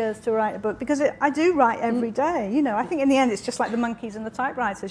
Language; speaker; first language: English; native; English